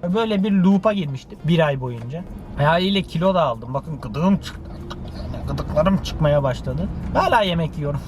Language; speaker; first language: Turkish; early bilingual, heritage; Turkish